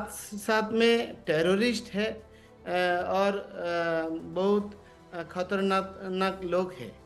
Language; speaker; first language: Hindi; non-native, learner; Bangla